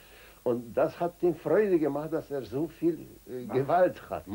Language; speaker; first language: German; non-native, fluent; Polish